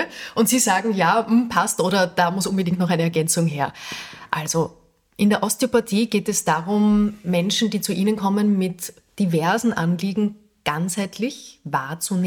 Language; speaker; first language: German; native; German